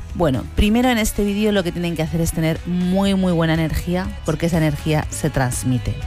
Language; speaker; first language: Spanish; native; Spanish